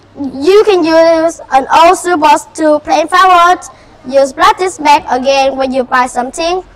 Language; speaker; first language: English; non-native, fluent; Vietnamese